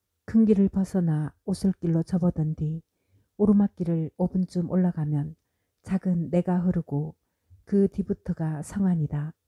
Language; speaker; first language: Korean; native; Korean